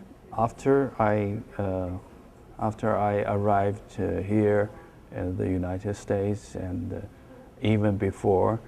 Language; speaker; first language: English; non-native, learner; Chinese